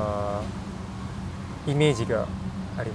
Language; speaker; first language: Japanese; non-native, learner; English